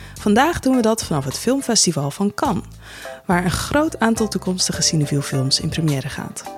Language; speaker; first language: Dutch; native; Dutch